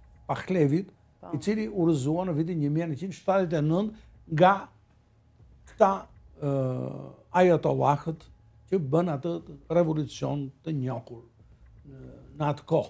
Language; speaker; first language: Albanian; native; Albanian